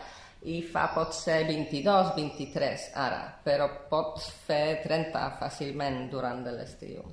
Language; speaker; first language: Catalan; non-native, fluent; Polish